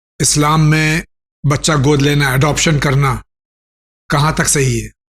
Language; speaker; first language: Urdu; native; Urdu